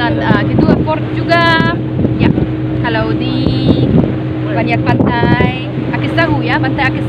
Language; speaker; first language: Indonesian; non-native, learner; English